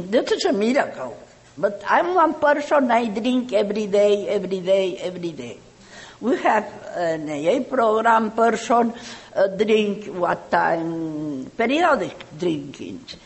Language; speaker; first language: English; non-native, learner; Catalan